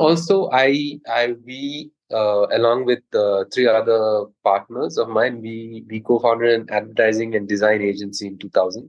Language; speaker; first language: English; non-native, local second language; Konkani